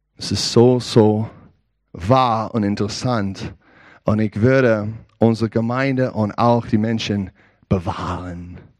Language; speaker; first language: German; non-native, learner; English